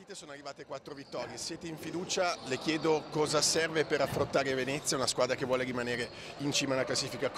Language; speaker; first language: Italian; native; Italian